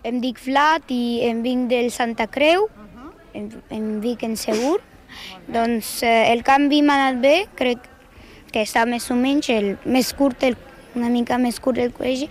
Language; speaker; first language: Catalan; non-native, learner; Ukrainian